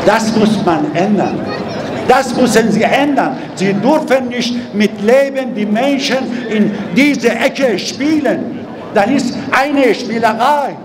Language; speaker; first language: German; non-native, learner; Persian